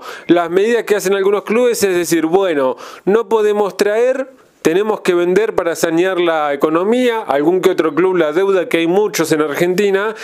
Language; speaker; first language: Spanish; native; Spanish